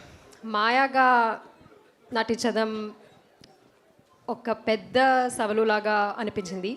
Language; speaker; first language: Telugu; non-native, learner; Malayalam